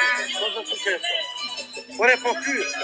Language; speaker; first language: Italian; non-native, learner; Albanian